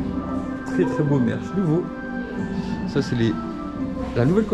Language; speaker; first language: French; native; French